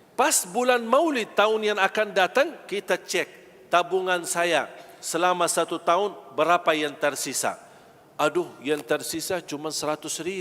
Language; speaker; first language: Malay; non-native, fluent; Arabic